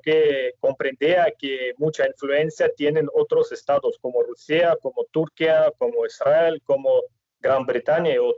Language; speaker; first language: Spanish; non-native, fluent; Russian